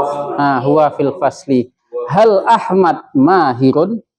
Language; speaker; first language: Arabic; non-native, fluent; Indonesian